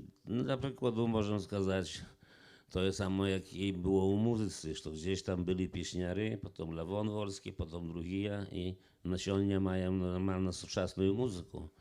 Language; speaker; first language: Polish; non-native, local second language; Belarusian